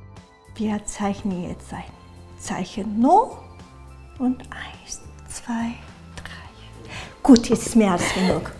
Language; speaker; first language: German; non-native, fluent; Japanese